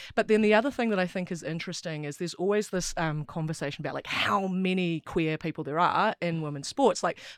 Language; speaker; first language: English; native; English